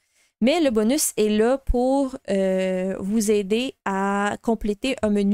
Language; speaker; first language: French; native; French